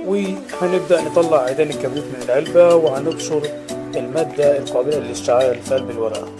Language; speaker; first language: Arabic; native; Arabic